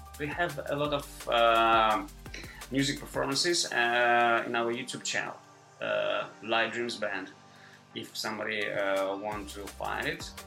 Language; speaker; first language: English; non-native, learner; Ukrainian